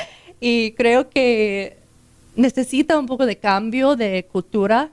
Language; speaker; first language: Spanish; non-native, learner; English